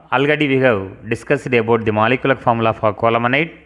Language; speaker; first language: English; non-native, local second language; Tamil